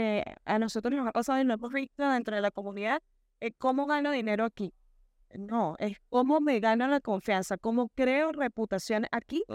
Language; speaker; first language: Spanish; native; Spanish